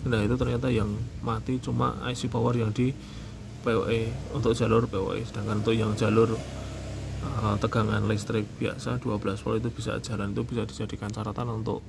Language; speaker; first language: Indonesian; native; Indonesian